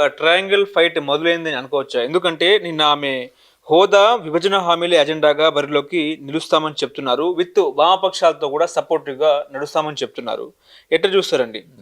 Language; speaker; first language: Telugu; native; Telugu